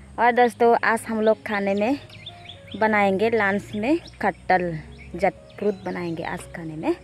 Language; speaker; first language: Hindi; non-native, local second language; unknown